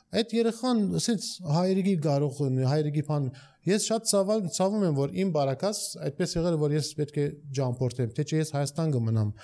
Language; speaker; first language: Armenian; early bilingual, heritage; Armenian